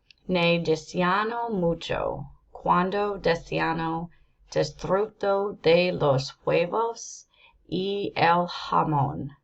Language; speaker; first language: Spanish; non-native, learner; English